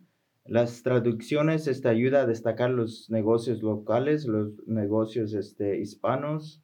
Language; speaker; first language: Spanish; early bilingual, heritage; Spanish